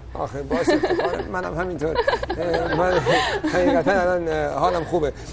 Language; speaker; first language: Persian; early bilingual, heritage; Persian